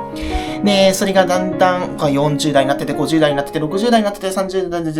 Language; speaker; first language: Japanese; native; Japanese